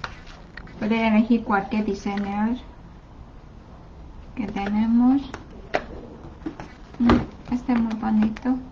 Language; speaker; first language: Spanish; non-native, learner; Chinese